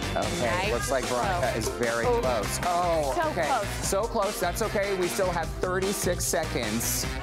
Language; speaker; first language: English; native; English